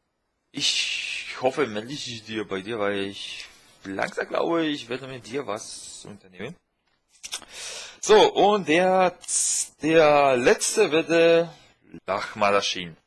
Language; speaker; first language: German; non-native, fluent; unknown